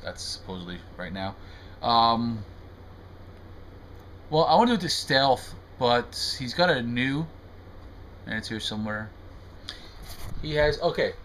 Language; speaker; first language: English; native; English